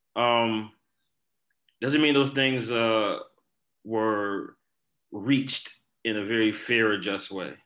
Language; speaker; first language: English; native; English